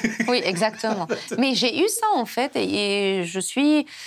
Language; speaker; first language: French; non-native, fluent; Arabic